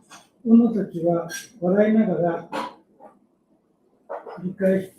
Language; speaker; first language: Japanese; native; Japanese